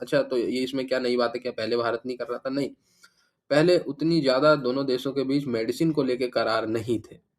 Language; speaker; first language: Hindi; native; Hindi